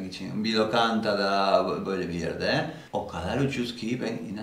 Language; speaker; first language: Turkish; non-native, learner; Spanish